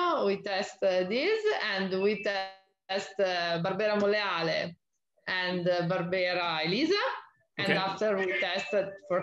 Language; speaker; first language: English; non-native, learner; Italian